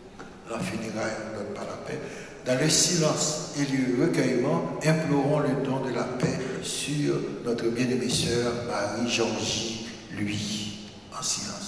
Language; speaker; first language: French; non-native, local second language; Haitian Creole